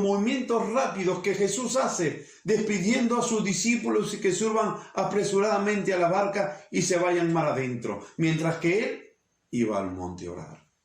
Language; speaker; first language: Spanish; native; Spanish